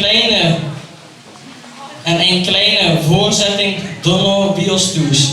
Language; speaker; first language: Dutch; native; Dutch